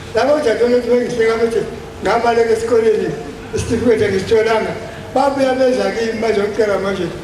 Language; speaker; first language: Zulu; native; Zulu